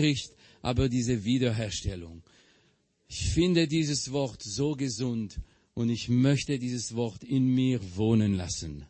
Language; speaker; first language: German; non-native, fluent; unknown